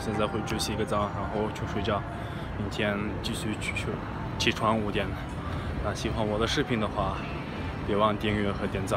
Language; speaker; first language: Chinese; non-native, fluent; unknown